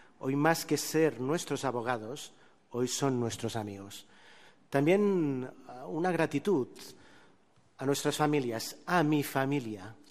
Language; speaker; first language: Spanish; non-native, local second language; Catalan